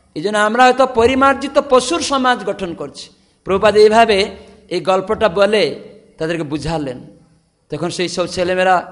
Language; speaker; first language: Bangla; non-native, fluent; Odia